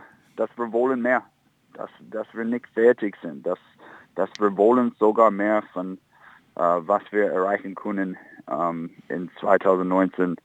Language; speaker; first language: German; non-native, fluent; English